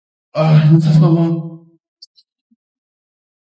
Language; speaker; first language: Spanish; native; Spanish